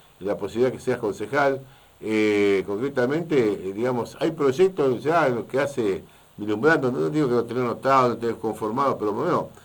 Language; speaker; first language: Spanish; native; Spanish